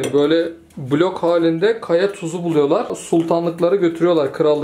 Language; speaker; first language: Turkish; native; Turkish